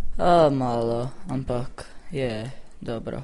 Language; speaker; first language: Slovenian; early bilingual, heritage; Slovenian